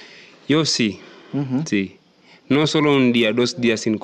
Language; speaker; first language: Spanish; non-native, learner; Masai